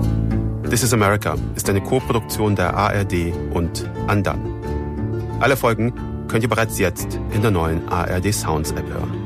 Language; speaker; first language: German; native; German